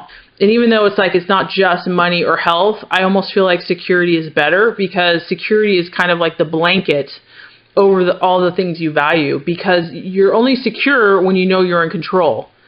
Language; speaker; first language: English; native; English